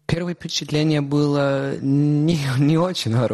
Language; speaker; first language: Russian; non-native, fluent; English